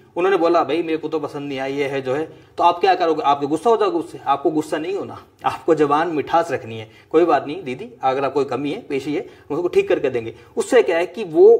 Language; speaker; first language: Hindi; native; Hindi